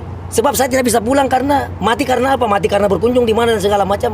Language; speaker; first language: Indonesian; native; Indonesian